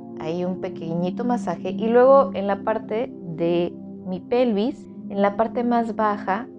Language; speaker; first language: Spanish; native; Spanish